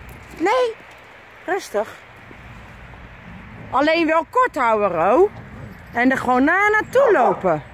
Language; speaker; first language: Dutch; native; Dutch